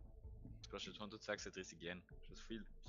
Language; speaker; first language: German; native; German